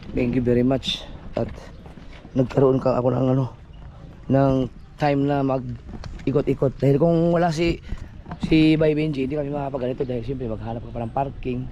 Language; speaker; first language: Filipino; non-native, local second language; Cebuano